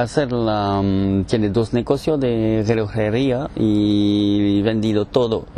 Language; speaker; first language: Spanish; non-native, learner; French